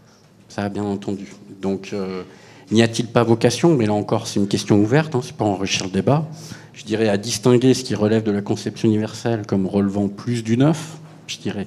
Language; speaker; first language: French; native; French